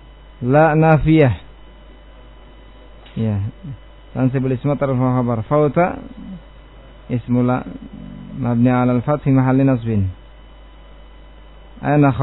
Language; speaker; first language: Arabic; non-native, fluent; Indonesian